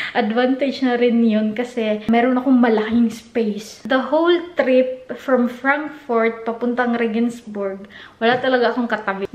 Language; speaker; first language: Filipino; non-native, local second language; Cebuano